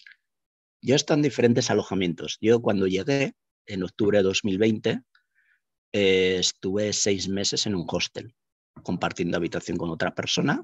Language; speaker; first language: Spanish; native; Spanish